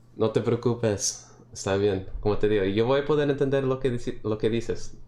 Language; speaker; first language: Spanish; early bilingual, other home language; English